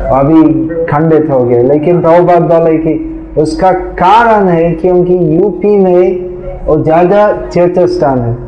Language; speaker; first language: Hindi; non-native, fluent; English